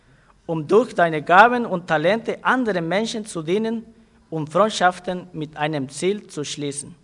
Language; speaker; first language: German; non-native, fluent; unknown